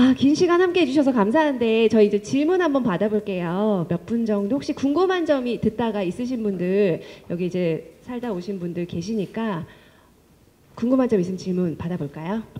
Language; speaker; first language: Korean; native; Korean